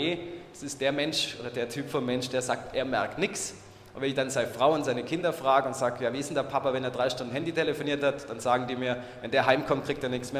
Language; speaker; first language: German; native; German